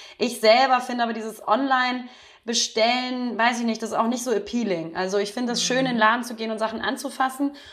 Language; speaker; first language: German; native; German